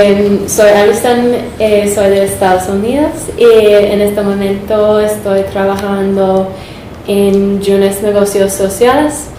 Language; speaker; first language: Spanish; non-native, fluent; English